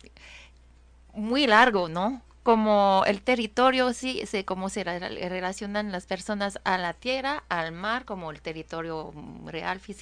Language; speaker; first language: Spanish; non-native, fluent; French